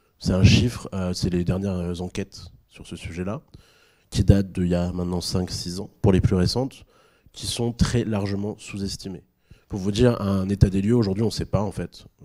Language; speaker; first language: French; native; French